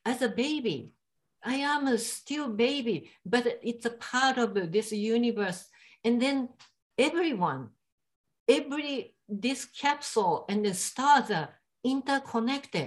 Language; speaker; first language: English; non-native, fluent; Japanese